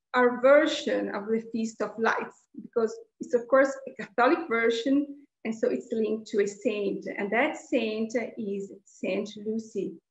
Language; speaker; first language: English; non-native, fluent; Italian